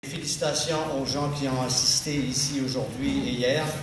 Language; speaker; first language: French; native; French